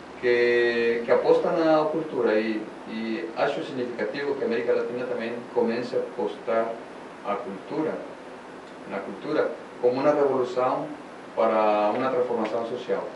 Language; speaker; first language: Portuguese; non-native, learner; Spanish